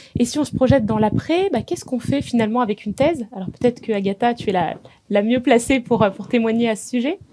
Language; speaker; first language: French; native; French